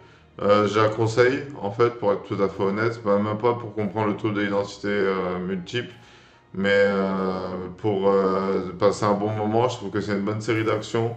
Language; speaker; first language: French; native; French